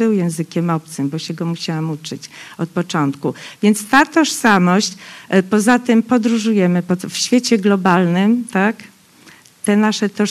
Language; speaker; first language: Polish; non-native, local second language; Rusyn